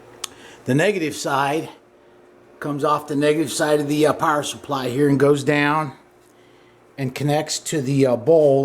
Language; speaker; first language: English; native; English